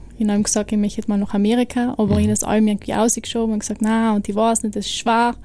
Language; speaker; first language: German; native; German